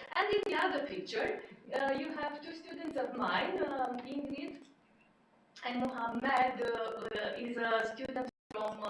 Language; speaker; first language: English; non-native, fluent; Romanian